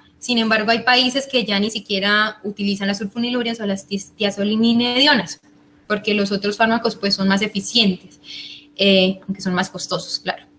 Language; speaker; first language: Spanish; native; Spanish